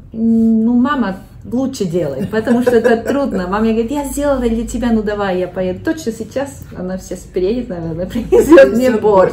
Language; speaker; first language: Russian; early bilingual, heritage; Russian